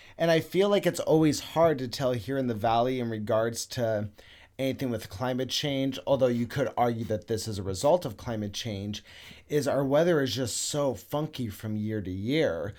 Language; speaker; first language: English; native; English